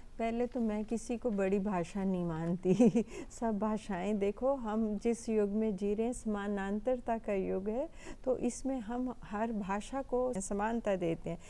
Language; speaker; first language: Hindi; non-native, local second language; Punjabi